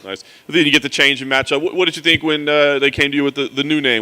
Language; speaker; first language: English; native; English